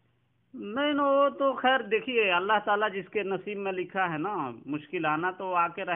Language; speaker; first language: Hindi; native; Hindi